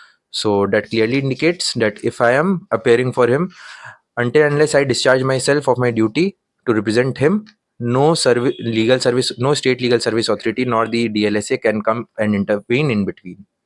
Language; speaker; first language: English; non-native, local second language; Hindi